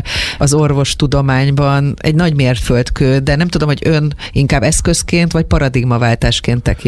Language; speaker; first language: Hungarian; native; Hungarian